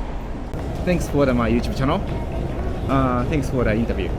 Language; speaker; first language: English; non-native, learner; Japanese